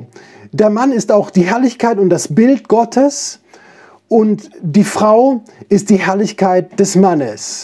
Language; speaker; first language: German; native; German